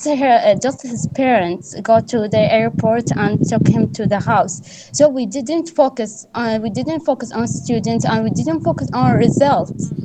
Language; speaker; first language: English; non-native, learner; Arabic